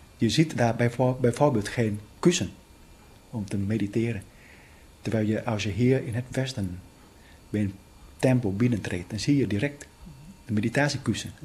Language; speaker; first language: Dutch; non-native, fluent; Vietnamese